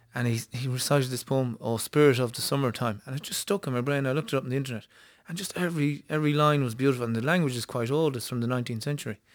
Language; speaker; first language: English; native; English